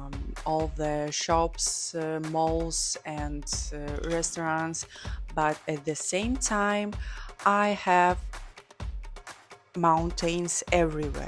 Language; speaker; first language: English; non-native, fluent; Georgian